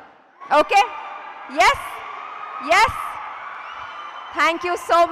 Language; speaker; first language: Telugu; non-native, fluent; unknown